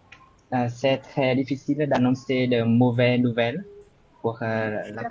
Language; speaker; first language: French; non-native, learner; Vietnamese